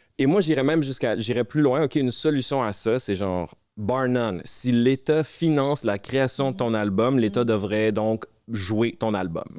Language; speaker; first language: French; native; French